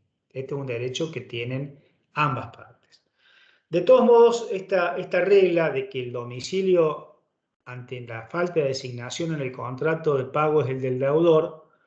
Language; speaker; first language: Spanish; native; Spanish